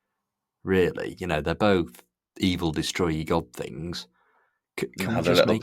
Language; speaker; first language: English; native; English